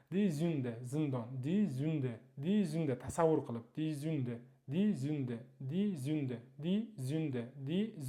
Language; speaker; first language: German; non-native, fluent; Uzbek